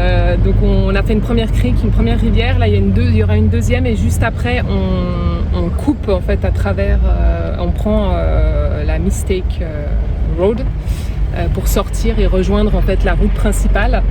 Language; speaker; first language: French; native; French